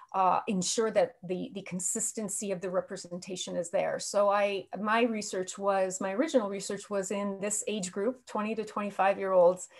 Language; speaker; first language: English; native; English